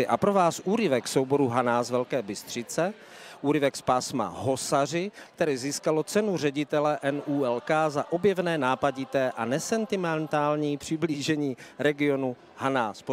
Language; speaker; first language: Czech; native; Czech